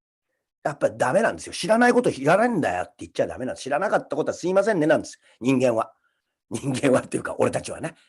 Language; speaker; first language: Japanese; native; Japanese